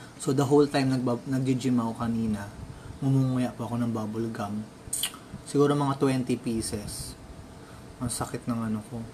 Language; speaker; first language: Filipino; native; Filipino